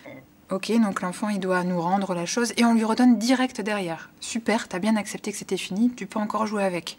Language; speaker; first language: French; native; French